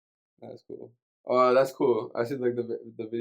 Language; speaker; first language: English; native; English